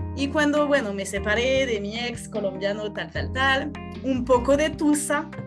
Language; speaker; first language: Spanish; non-native, fluent; French